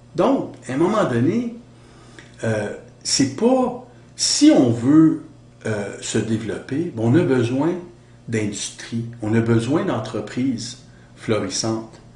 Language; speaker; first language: French; native; French